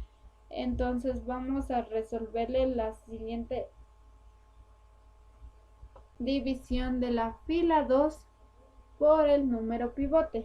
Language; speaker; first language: Spanish; native; Spanish